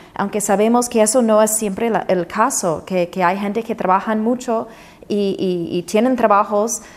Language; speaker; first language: Spanish; non-native, fluent; English